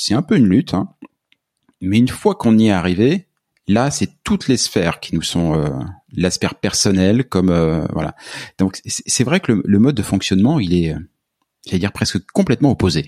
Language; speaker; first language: French; native; French